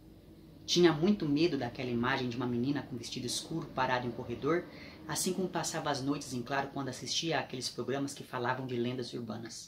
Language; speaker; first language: Portuguese; native; Portuguese